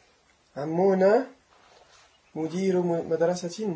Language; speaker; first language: Arabic; non-native, learner; French